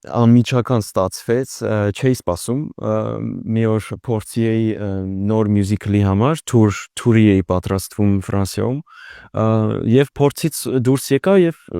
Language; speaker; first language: Armenian; early bilingual, heritage; Armenian